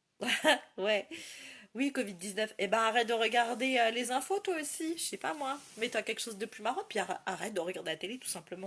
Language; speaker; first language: French; native; French